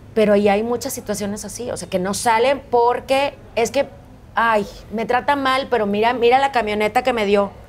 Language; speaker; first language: Spanish; native; Spanish